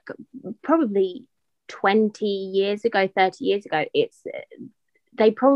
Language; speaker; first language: English; native; English